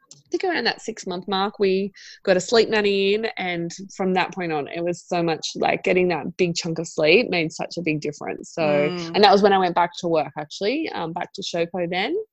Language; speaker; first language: English; native; English